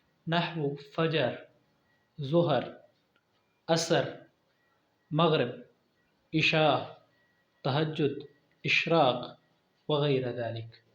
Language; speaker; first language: Arabic; non-native, fluent; Urdu